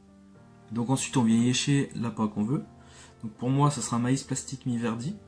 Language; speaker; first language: French; native; French